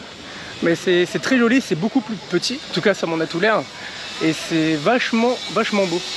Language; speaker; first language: French; native; French